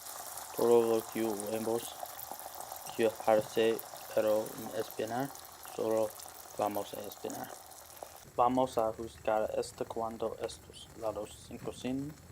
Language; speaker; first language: Spanish; non-native, learner; English